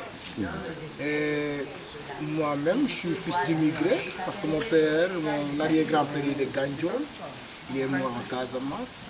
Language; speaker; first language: French; non-native, local second language; Wolof